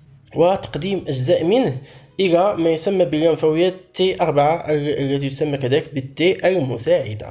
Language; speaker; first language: Arabic; native; Arabic